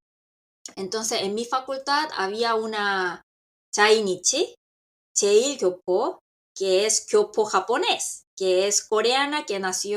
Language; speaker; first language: Spanish; non-native, local second language; Korean